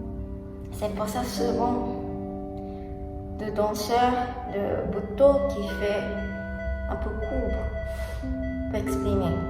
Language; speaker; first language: French; non-native, learner; Japanese